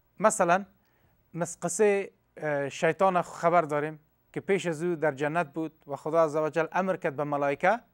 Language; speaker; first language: Persian; non-native, local second language; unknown